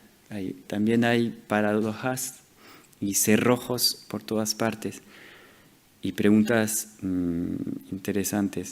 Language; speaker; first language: Spanish; non-native, fluent; French